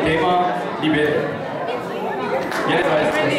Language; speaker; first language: German; non-native, learner; Tamil